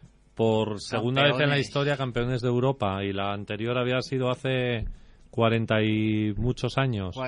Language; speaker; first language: Spanish; native; Spanish